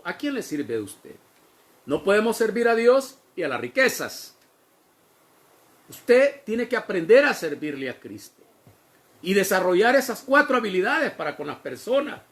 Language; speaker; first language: Spanish; native; Spanish